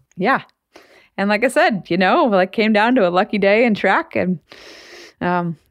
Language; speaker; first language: English; native; English